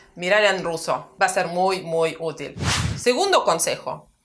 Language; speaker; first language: Spanish; non-native, fluent; Russian